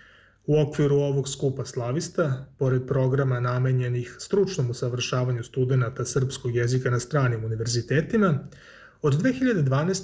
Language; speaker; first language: Serbian; native; Serbian